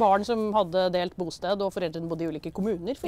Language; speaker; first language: Norwegian; native; Norwegian